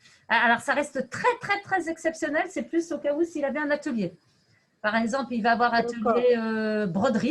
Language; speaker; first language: French; native; French